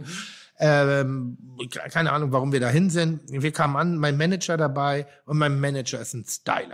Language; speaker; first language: German; native; German